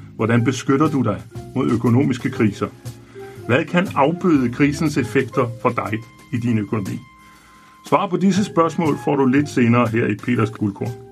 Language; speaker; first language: Danish; native; Danish